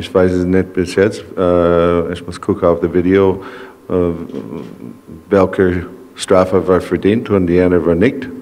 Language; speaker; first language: German; non-native, learner; English